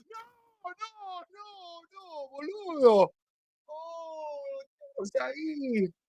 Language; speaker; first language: Spanish; early bilingual, heritage; Spanish